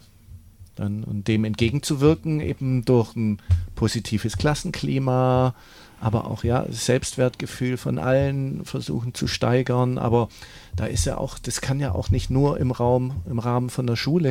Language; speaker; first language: German; native; German